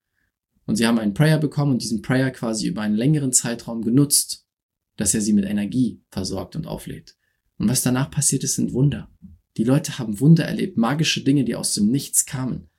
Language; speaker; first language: German; native; German